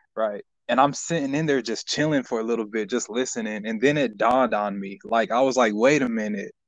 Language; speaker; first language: English; native; English